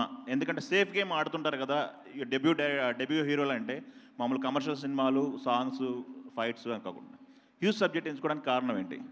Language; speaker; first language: Telugu; native; Telugu